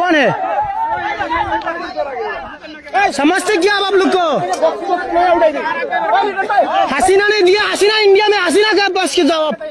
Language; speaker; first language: Hindi; non-native, learner; Bangla